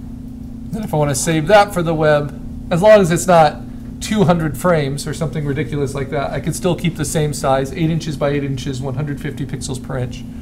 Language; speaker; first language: English; native; English